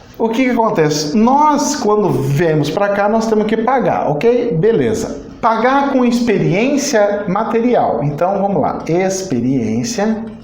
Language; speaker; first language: Portuguese; native; Portuguese